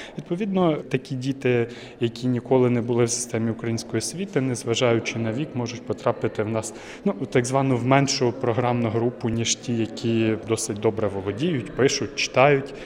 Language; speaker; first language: Ukrainian; native; Ukrainian